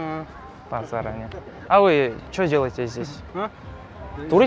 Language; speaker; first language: Russian; non-native, local second language; Kazakh